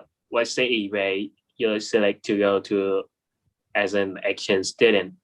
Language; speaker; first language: English; non-native, learner; Thai